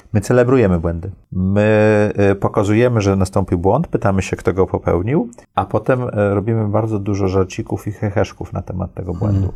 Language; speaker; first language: Polish; early bilingual, heritage; Polish